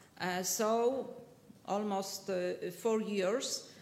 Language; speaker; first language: English; non-native, fluent; Polish